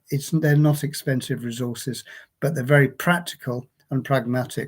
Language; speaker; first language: English; native; English